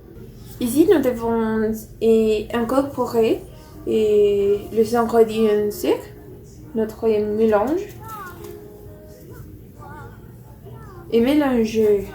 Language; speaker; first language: French; non-native, learner; Spanish